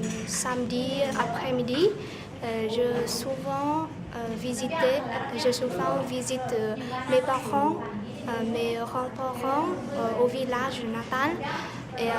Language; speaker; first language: French; non-native, learner; Vietnamese